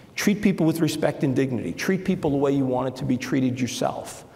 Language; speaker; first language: English; native; English